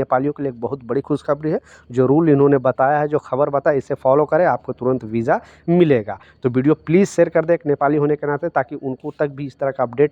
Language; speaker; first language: Hindi; native; Hindi